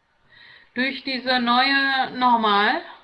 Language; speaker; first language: German; non-native, learner; Indonesian